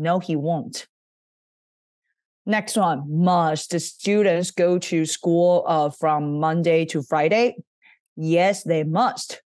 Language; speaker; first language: English; non-native, fluent; Chinese